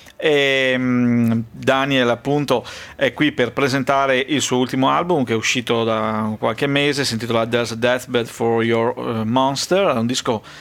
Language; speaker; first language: Italian; native; Italian